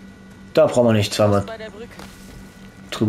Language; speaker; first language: German; native; German